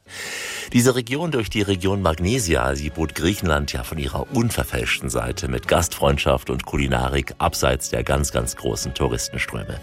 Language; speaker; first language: German; native; German